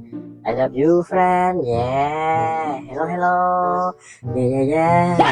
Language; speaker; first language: English; non-native, learner; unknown